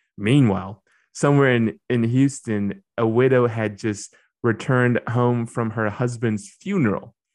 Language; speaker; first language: English; early bilingual, other home language; Burmese